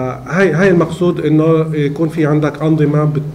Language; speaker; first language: Arabic; native; Arabic